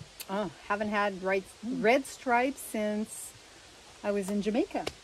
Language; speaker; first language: English; early bilingual, other home language; French